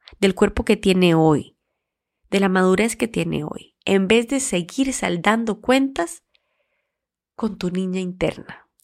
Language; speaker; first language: Spanish; native; Spanish